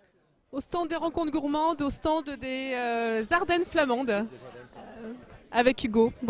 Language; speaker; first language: French; native; French